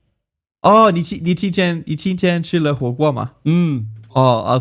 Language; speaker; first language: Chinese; non-native, learner; Swiss German